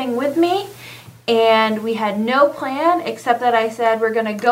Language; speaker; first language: English; native; English